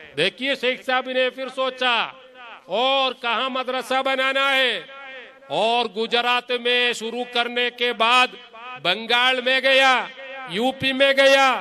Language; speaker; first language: Hindi; non-native, local second language; Malayalam